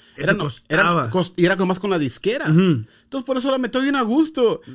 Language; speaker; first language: Spanish; early bilingual, heritage; Spanish